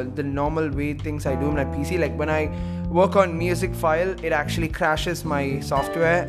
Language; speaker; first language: English; non-native, local second language; Malayalam